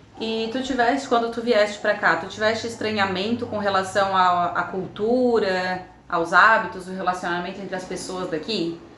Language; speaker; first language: Portuguese; native; Portuguese